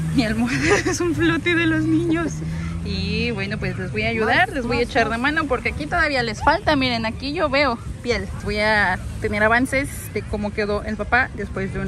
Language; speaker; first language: Spanish; native; Spanish